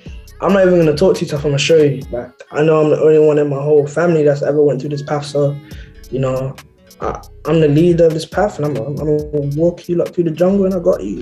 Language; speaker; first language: English; native; English